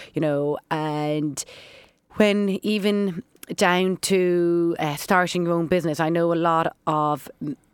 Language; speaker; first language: English; native; English